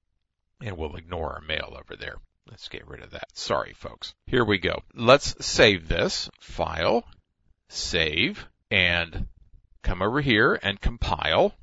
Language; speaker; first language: English; native; English